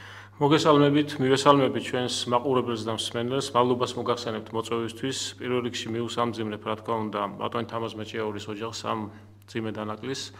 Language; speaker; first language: Georgian; native; Georgian